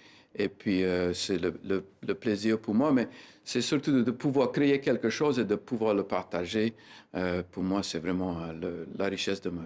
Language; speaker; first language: French; native; French